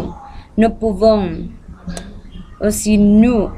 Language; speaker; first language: French; non-native, learner; Spanish